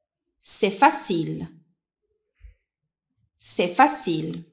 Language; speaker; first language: French; non-native, local second language; Arabic